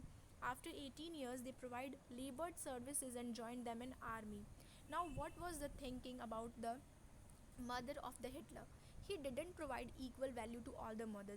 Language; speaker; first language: English; non-native, local second language; Hindi